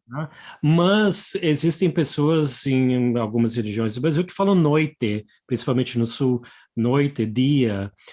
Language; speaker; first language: Portuguese; native; Portuguese